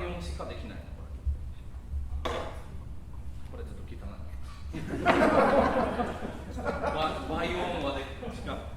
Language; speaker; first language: Japanese; non-native, learner; English